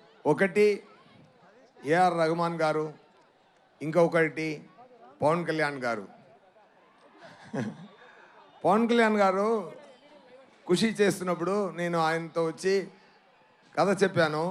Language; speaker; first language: Telugu; non-native, learner; Tamil